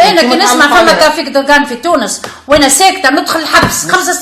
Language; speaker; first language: Arabic; native; Arabic